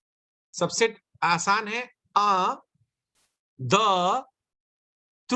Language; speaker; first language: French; non-native, fluent; Hindi